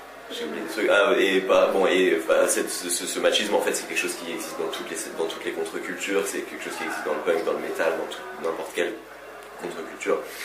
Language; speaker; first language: French; native; French